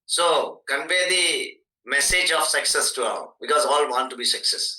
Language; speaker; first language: English; non-native, local second language; Malayalam